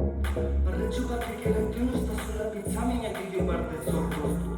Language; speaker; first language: Basque; early bilingual, other home language; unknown